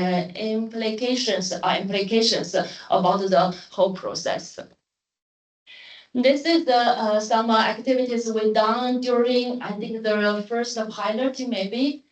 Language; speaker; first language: English; non-native, learner; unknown